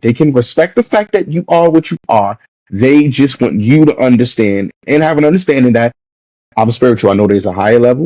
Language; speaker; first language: English; native; English